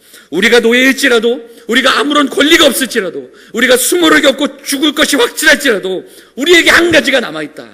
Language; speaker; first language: Korean; native; Korean